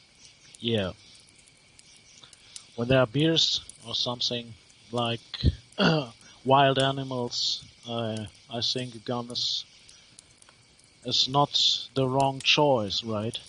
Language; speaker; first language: English; non-native, learner; German